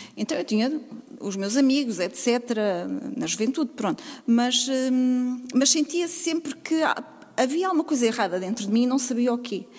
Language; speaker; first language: Portuguese; native; Portuguese